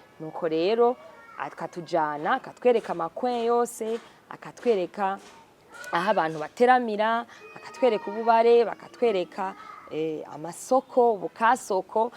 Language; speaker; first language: Rundi; early bilingual, heritage; Rundi